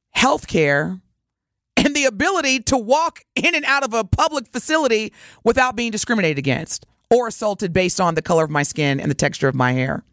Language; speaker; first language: English; native; English